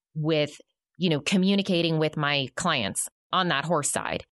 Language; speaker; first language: English; native; English